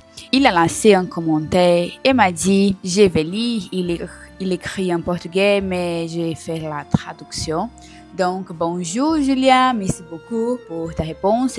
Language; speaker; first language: French; non-native, learner; Portuguese